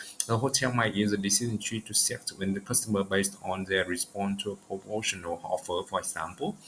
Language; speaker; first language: English; non-native, learner; Vietnamese